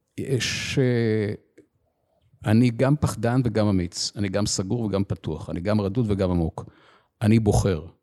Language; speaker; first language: Hebrew; native; Hebrew